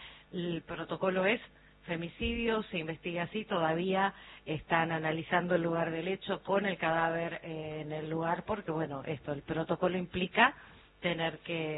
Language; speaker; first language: Spanish; native; Spanish